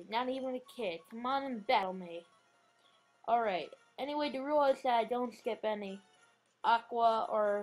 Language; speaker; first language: English; native; English